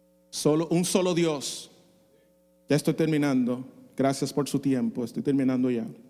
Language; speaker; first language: Spanish; non-native, fluent; English